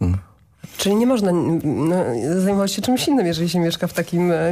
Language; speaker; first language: Polish; native; Polish